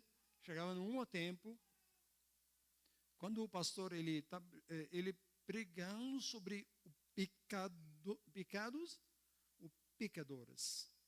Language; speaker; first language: Portuguese; non-native, learner; Arabic